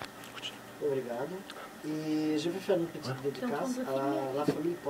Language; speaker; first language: French; non-native, fluent; Portuguese